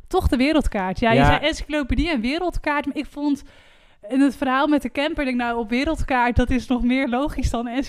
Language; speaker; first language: Dutch; native; Dutch